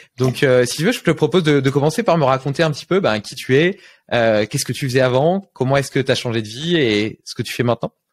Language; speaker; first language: French; native; French